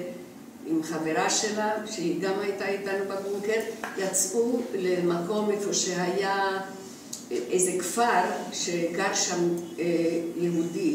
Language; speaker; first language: Hebrew; non-native, fluent; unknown